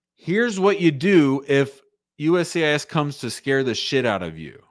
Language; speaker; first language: English; native; English